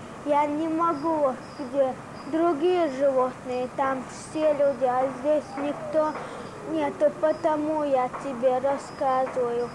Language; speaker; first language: Russian; non-native, local second language; Chechen